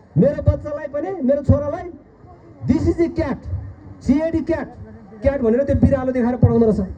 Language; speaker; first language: Nepali; non-native, local second language; Eastern Tamang